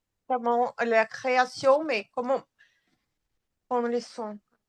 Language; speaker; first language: French; non-native, fluent; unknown